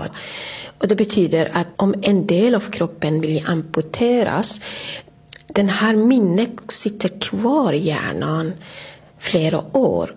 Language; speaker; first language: Swedish; non-native, fluent; Persian